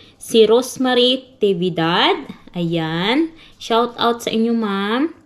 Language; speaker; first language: Filipino; non-native, local second language; Cebuano